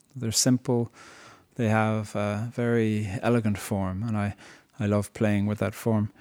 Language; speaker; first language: English; native; English